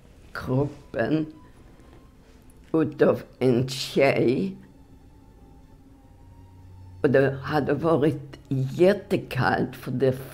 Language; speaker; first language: Swedish; non-native, fluent; Polish